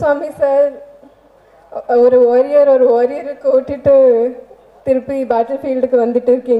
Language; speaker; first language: Tamil; non-native, fluent; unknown